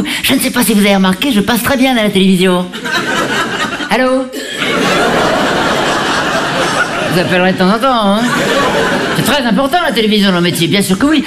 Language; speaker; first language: French; native; French